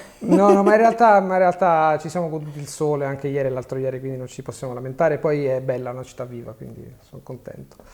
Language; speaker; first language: Italian; native; Italian